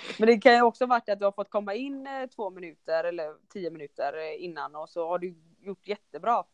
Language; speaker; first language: Swedish; early bilingual, other home language; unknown